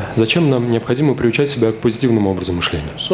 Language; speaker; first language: Russian; native; Russian